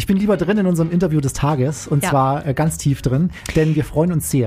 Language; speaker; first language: German; native; German